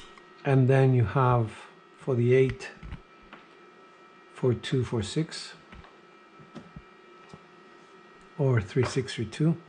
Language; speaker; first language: English; non-native, fluent; Greek